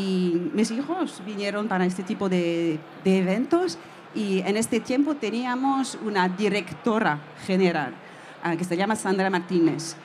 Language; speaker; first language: Spanish; non-native, fluent; French